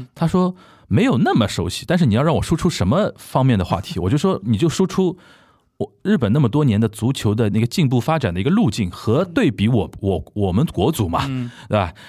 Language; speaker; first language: Chinese; native; Chinese